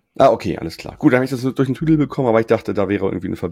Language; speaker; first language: German; native; German